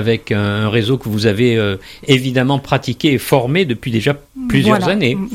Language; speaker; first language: French; native; French